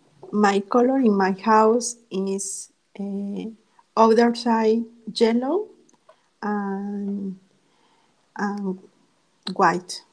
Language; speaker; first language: English; non-native, learner; Spanish